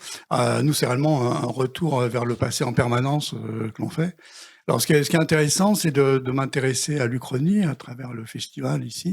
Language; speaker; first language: French; native; French